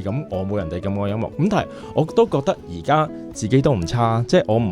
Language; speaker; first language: Cantonese; native; Cantonese